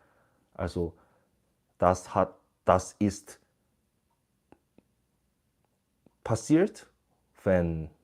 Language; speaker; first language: German; non-native, learner; Korean